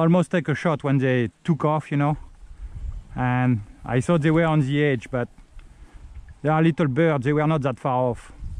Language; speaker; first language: English; non-native, fluent; French